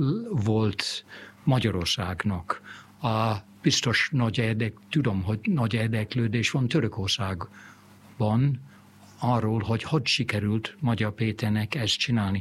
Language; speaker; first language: Hungarian; non-native, fluent; English